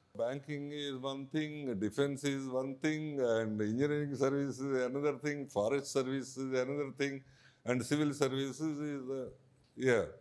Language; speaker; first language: English; non-native, local second language; Telugu